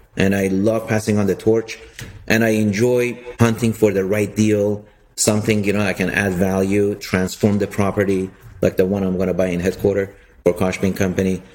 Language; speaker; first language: English; early bilingual, other home language; Persian